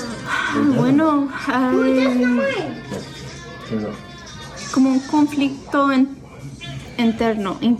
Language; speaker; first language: Spanish; early bilingual, heritage; Spanish